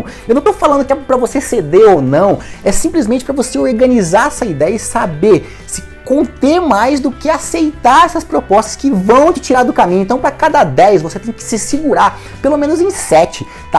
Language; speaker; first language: Portuguese; native; Portuguese